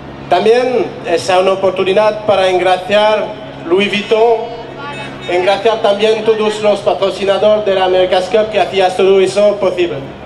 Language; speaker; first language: Spanish; non-native, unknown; French